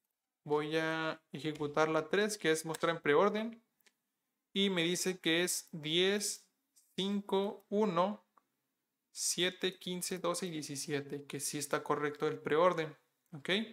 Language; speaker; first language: Spanish; native; Spanish